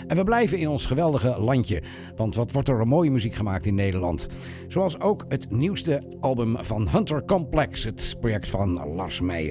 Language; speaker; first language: Dutch; native; Dutch